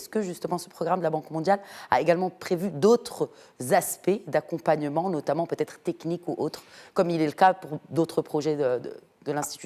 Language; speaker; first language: French; non-native, local second language; Arabic